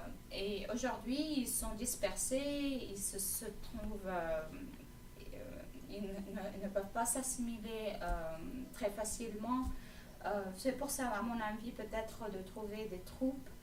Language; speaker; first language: French; non-native, fluent; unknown